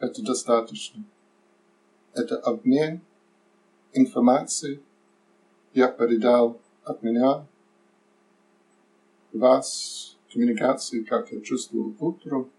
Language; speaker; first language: Russian; non-native, learner; English